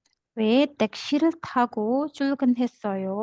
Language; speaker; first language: Korean; non-native, fluent; Indonesian